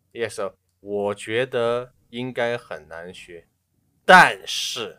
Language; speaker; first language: Chinese; non-native, learner; English